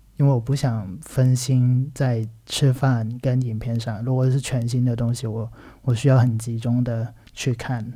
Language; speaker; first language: Chinese; non-native, local second language; Cantonese